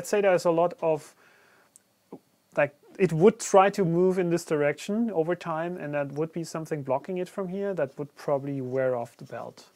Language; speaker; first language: English; non-native, fluent; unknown